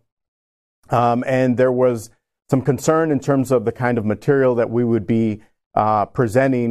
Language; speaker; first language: English; native; English